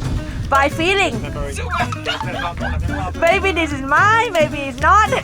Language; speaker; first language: English; non-native, learner; Thai